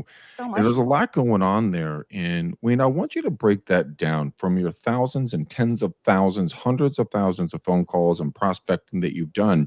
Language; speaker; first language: English; native; English